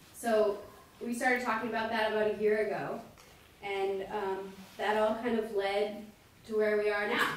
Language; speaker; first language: English; native; English